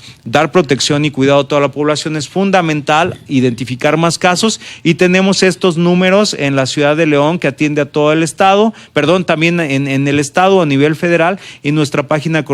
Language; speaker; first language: Spanish; native; Spanish